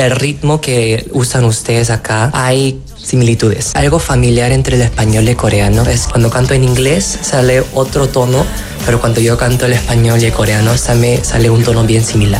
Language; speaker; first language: Spanish; non-native, fluent; Korean